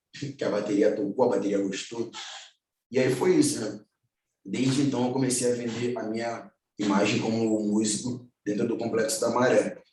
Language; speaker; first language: Portuguese; native; Portuguese